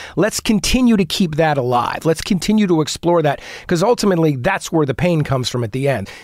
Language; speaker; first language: English; native; English